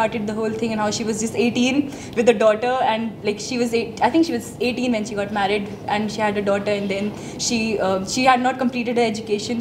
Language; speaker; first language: English; non-native, local second language; Hindi